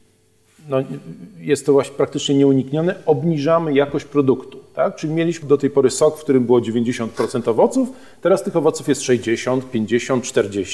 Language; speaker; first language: Polish; native; Polish